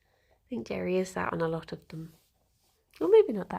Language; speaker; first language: English; native; English